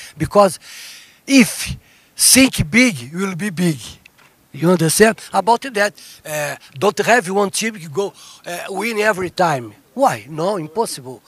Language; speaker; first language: English; non-native, learner; Portuguese